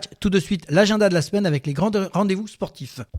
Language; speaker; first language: French; native; French